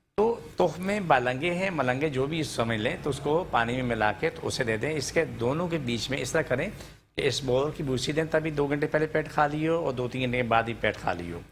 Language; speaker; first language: Urdu; non-native, local second language; Punjabi